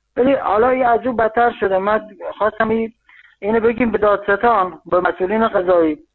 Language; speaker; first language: Persian; non-native, local second language; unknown